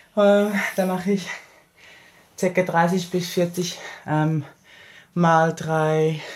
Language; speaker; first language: German; early bilingual, other home language; Japanese